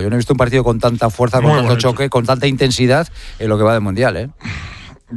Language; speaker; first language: Spanish; native; Spanish